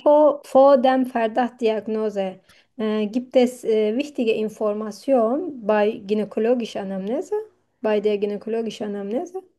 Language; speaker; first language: German; non-native, learner; Turkish